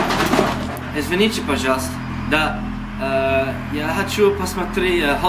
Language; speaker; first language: Russian; non-native, learner; English